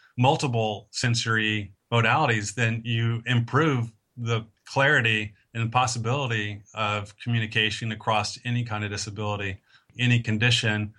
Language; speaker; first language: English; native; English